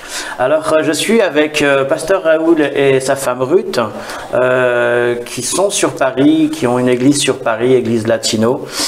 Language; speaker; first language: French; native; French